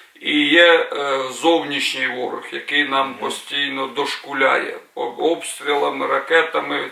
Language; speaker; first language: Ukrainian; non-native, local second language; Russian